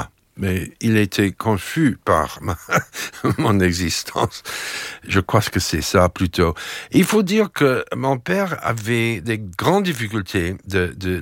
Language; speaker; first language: French; non-native, fluent; English